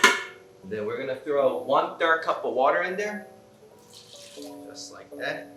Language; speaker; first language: English; native; English